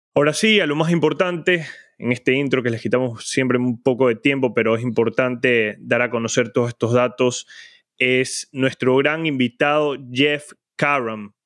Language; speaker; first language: Spanish; native; Spanish